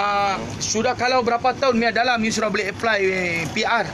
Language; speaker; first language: Malay; native; Malay